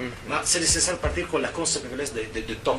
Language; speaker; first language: French; non-native, fluent; Italian